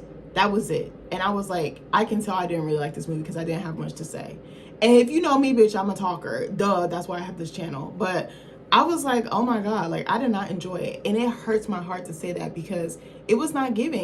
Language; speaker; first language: English; native; English